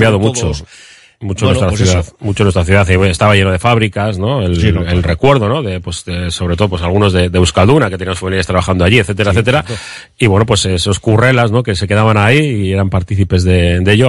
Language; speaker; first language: Spanish; native; Spanish